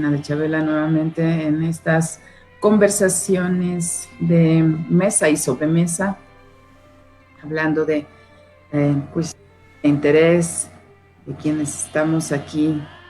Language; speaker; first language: Spanish; native; Spanish